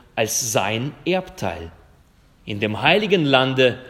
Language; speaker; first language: German; non-native, fluent; Russian